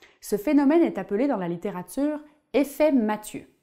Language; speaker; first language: French; native; French